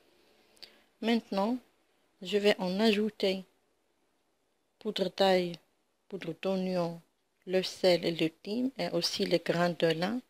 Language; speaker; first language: French; non-native, local second language; Arabic